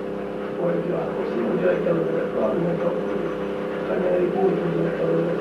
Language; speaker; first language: French; native; French